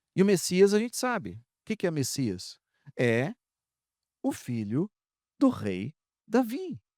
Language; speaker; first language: Portuguese; native; Portuguese